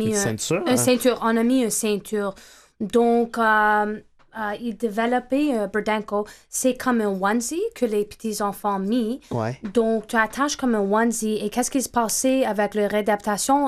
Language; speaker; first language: French; non-native, fluent; English